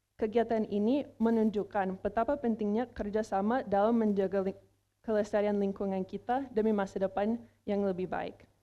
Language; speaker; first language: Indonesian; non-native, fluent; English